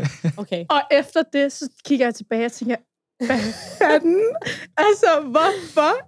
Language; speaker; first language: Danish; native; Danish